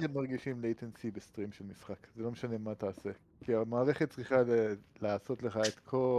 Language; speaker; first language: Hebrew; native; Hebrew